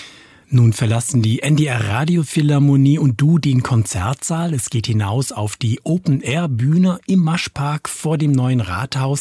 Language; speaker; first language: German; native; German